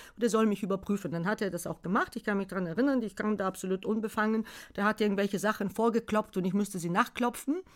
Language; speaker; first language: German; non-native, fluent; Bulgarian